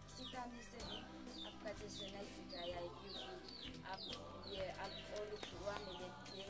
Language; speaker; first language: Hindi; non-native, local second language; Adi